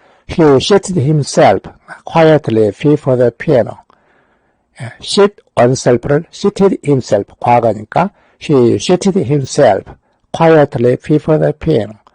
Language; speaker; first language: English; non-native, fluent; Korean